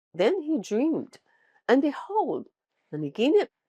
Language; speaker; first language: English; non-native, local second language; Filipino